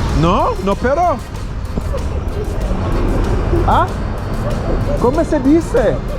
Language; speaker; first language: Spanish; non-native, learner; English